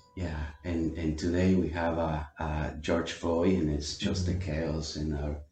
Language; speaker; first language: English; non-native, fluent; Spanish